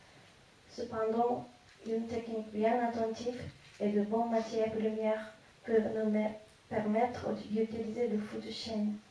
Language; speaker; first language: French; non-native, fluent; Japanese